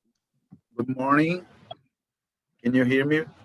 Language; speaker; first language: English; non-native, learner; Portuguese